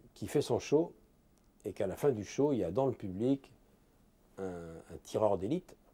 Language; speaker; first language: French; native; French